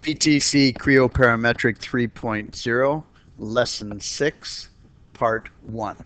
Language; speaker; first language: English; native; English